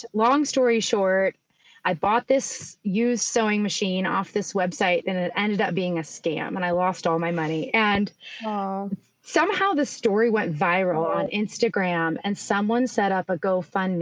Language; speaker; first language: English; native; English